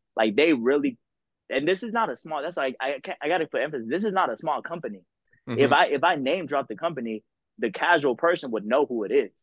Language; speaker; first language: English; native; English